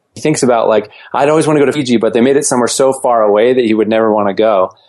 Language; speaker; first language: English; native; English